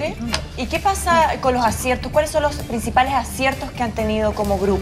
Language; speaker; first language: Spanish; native; Spanish